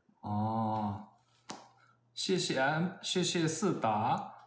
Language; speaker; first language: Chinese; non-native, fluent; Nepali